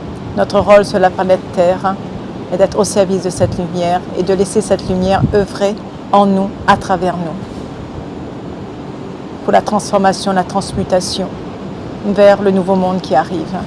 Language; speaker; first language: French; native; French